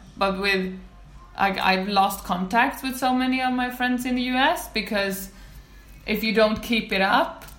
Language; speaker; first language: English; non-native, fluent; Swedish